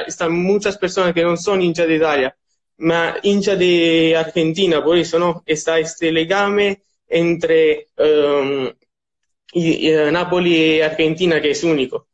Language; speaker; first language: Spanish; non-native, learner; Italian